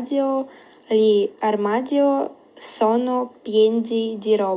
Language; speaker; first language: Italian; non-native, learner; Ukrainian